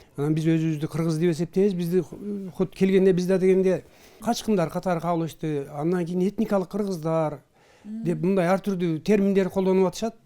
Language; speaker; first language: Kyrgyz; early bilingual, heritage; Kyrgyz